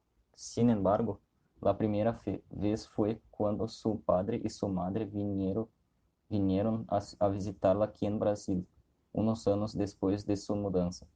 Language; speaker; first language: Spanish; non-native, learner; Portuguese